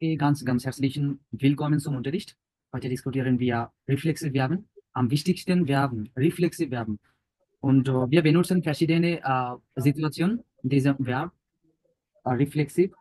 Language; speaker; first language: German; non-native, learner; Bangla